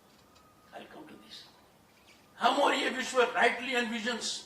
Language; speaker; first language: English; non-native, local second language; Hindi